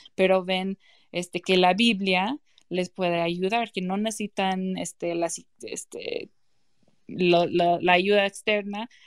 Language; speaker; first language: Spanish; non-native, fluent; English